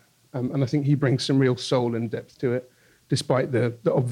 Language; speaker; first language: English; native; English